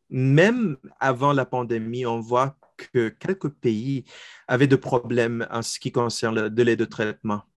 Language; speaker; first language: French; non-native, local second language; English